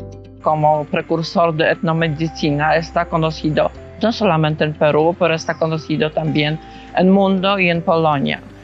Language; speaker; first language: Spanish; non-native, fluent; Polish